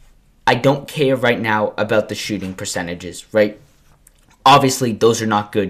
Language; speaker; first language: English; native; English